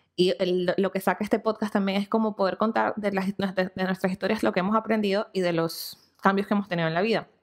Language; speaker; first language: Spanish; native; Spanish